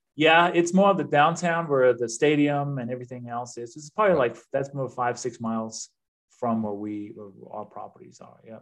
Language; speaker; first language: English; non-native, fluent; Danish